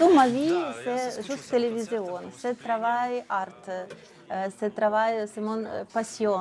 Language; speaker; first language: French; non-native, learner; Ukrainian